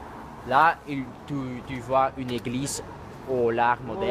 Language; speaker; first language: French; non-native, learner; Dutch